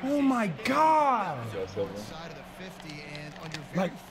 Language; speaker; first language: English; native; English